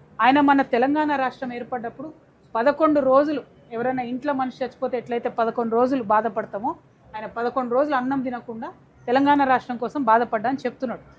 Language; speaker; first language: Telugu; native; Telugu